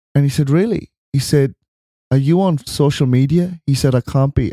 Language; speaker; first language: English; native; English